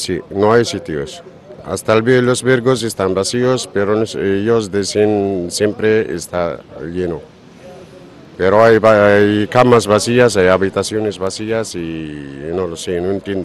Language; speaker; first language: Spanish; non-native, learner; Arabic